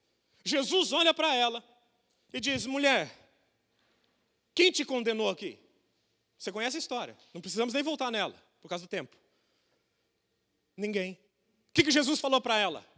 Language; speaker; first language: Portuguese; native; Portuguese